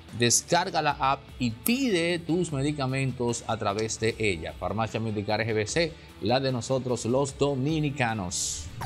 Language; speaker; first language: Spanish; native; Spanish